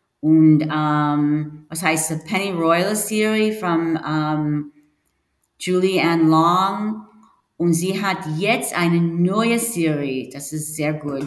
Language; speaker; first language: German; non-native, learner; English